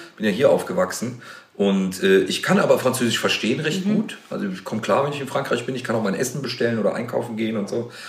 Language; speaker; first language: German; native; German